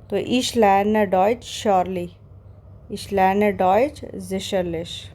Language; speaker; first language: German; non-native, fluent; Hindi